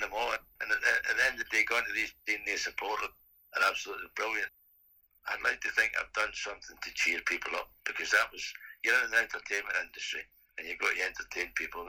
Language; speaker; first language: English; native; English